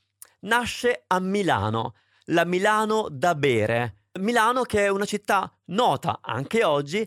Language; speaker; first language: Italian; native; Italian